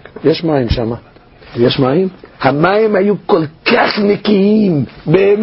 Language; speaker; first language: Hebrew; non-native, fluent; English